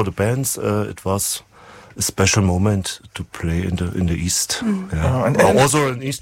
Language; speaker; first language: English; non-native, fluent; German